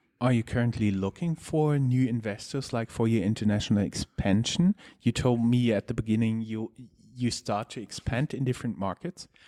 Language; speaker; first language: English; non-native, fluent; German